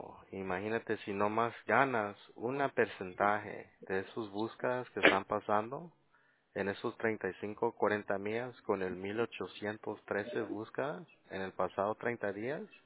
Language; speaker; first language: Spanish; early bilingual, heritage; Spanish